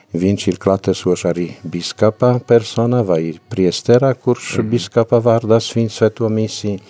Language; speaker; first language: Latvian; non-native, fluent; Polish